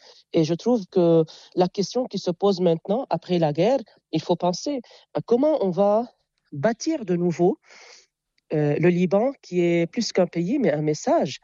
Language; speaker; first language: French; non-native, local second language; Arabic